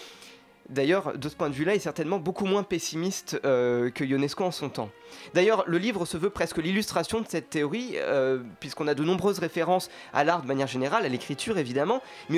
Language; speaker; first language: French; native; French